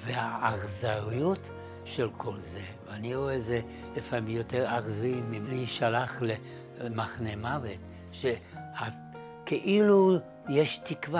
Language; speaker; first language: Hebrew; non-native, fluent; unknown